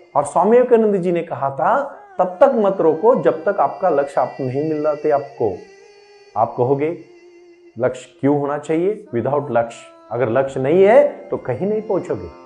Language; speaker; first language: Hindi; non-native, local second language; Marathi